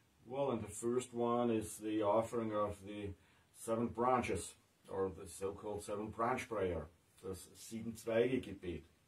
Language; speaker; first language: English; non-native, fluent; German